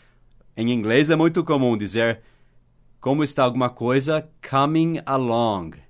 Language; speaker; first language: Portuguese; non-native, fluent; English